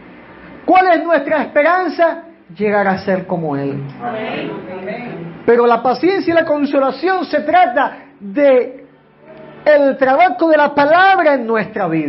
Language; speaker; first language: Spanish; native; Spanish